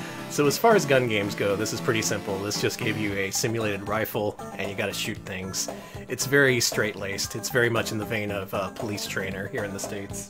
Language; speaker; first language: English; native; English